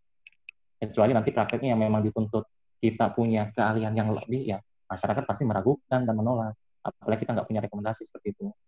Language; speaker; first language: Indonesian; native; Indonesian